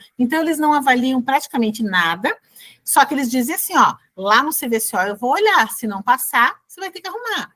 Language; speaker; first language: Portuguese; native; Portuguese